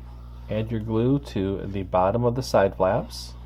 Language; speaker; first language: English; native; English